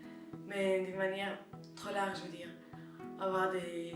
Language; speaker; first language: French; non-native, fluent; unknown